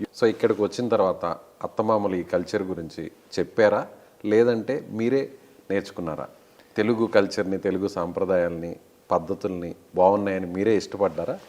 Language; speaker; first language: Telugu; native; Telugu